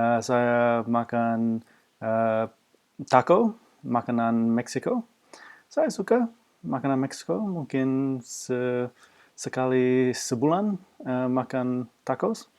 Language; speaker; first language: Indonesian; non-native, fluent; English